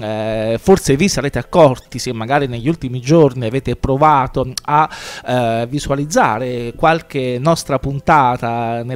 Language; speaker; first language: Italian; native; Italian